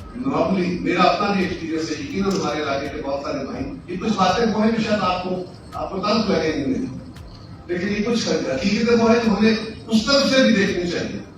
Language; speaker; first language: Urdu; non-native, local second language; Punjabi